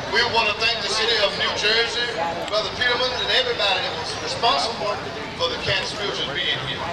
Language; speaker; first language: English; native; English